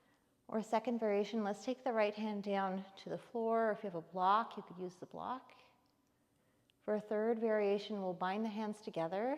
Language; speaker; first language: English; native; English